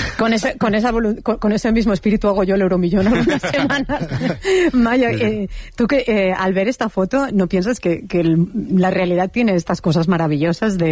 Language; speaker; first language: Spanish; native; Spanish